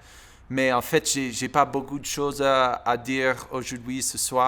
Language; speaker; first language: French; non-native, learner; English